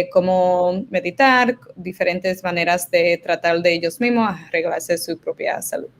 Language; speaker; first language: Spanish; early bilingual, other home language; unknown